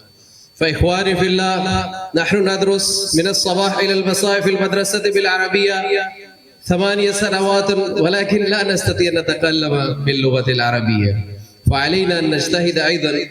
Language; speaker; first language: Arabic; non-native, learner; Urdu